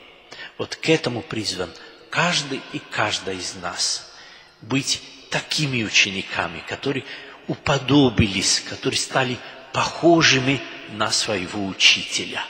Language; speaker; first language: Russian; non-native, fluent; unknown